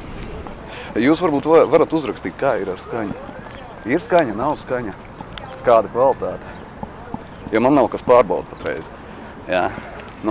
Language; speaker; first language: Latvian; native; Latvian